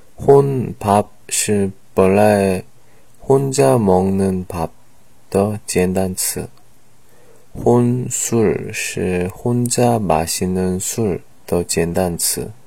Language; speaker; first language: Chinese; non-native, learner; Korean